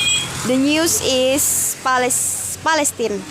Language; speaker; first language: English; non-native, learner; Indonesian